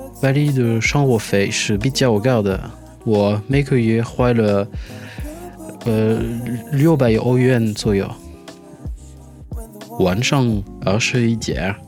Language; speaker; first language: Chinese; non-native, learner; French